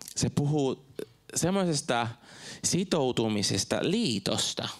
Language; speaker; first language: Finnish; non-native, fluent; Portuguese